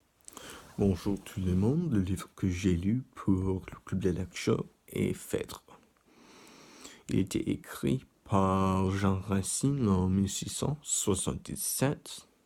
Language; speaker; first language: French; non-native, learner; English